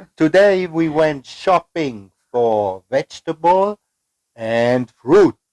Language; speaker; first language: English; non-native, fluent; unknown